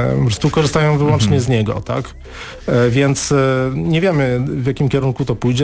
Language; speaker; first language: Polish; native; Polish